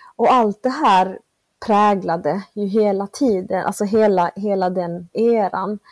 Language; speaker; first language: Swedish; early bilingual, other home language; Spanish